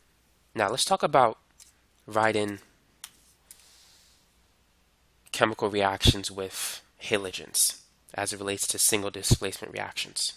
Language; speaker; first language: English; native; English